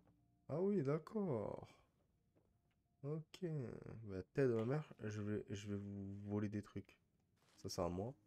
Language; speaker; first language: French; native; French